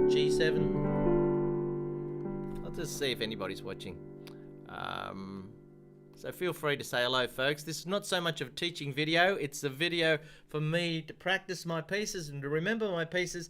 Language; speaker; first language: English; native; English